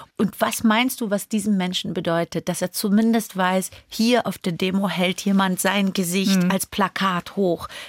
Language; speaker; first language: German; early bilingual, other home language; Persian